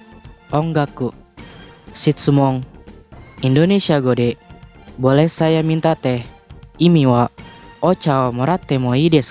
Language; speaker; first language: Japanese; non-native, fluent; Indonesian